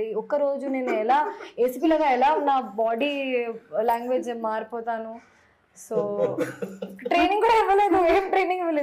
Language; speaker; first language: Telugu; non-native, local second language; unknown